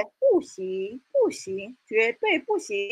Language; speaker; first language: Chinese; non-native, fluent; Malay